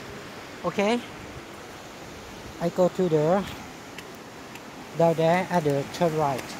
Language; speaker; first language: English; non-native, learner; Thai